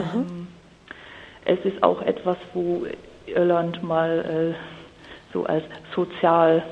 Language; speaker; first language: German; non-native, fluent; English